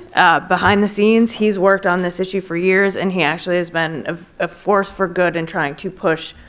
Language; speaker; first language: English; native; English